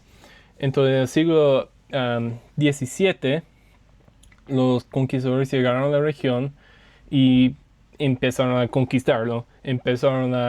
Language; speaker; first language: Spanish; non-native, learner; English